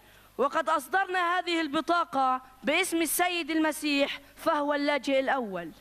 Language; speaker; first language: Arabic; native; Arabic